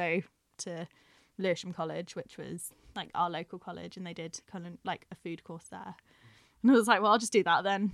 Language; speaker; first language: English; native; English